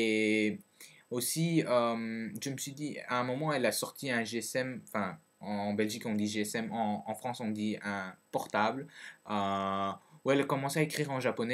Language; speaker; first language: French; early bilingual, other home language; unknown